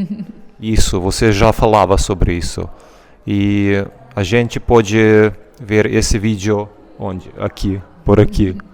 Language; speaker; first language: Portuguese; non-native, fluent; Serbian